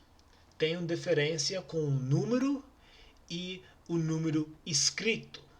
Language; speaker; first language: Portuguese; non-native, learner; English